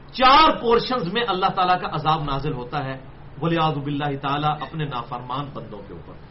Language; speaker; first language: Urdu; non-native, local second language; Punjabi